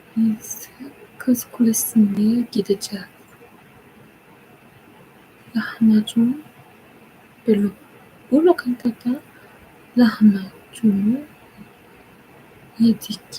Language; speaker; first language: Turkish; non-native, learner; English